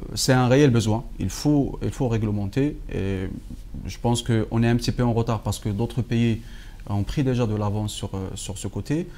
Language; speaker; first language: French; non-native, local second language; Arabic